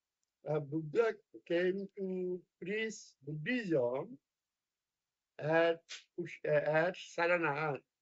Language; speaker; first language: English; non-native, fluent; Bangla